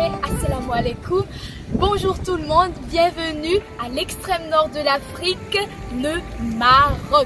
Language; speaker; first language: French; non-native, local second language; Malagasy